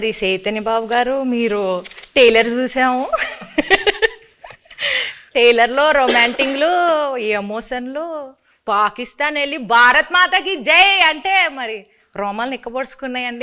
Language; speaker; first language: Telugu; native; Telugu